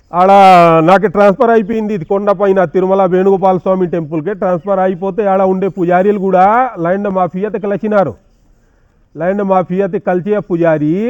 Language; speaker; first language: Telugu; non-native, local second language; Hindi